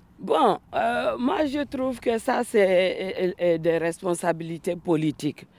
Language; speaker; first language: French; non-native, local second language; Bambara